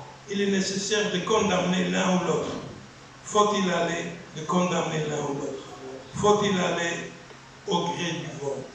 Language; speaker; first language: French; non-native, local second language; Arabic